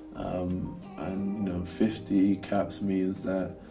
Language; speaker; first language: English; native; English